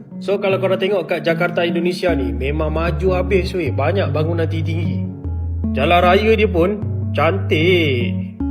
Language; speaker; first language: Malay; native; Malay